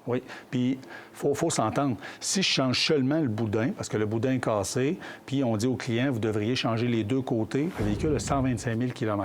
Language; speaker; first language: French; native; French